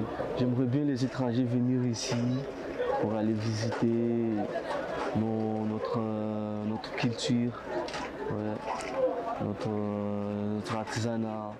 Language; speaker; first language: French; non-native, learner; Comorian